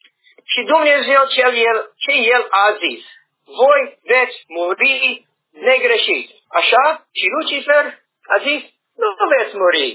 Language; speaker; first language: Romanian; non-native, learner; English